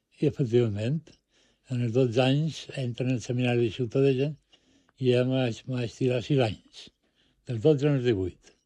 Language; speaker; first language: Catalan; early bilingual, other home language; Spanish